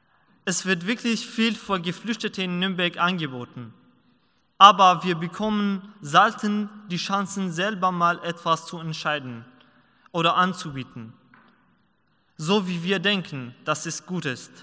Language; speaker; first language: German; non-native, learner; Persian